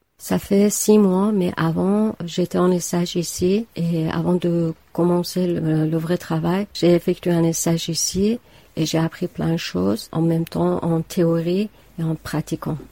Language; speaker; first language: French; non-native, fluent; Persian